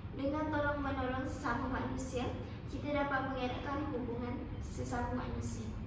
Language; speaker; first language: Malay; native; Malay